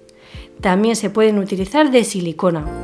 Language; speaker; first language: Spanish; native; Spanish